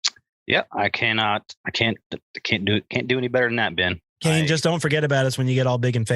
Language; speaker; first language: English; native; English